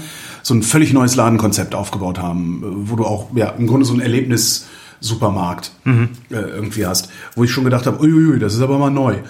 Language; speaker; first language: German; native; German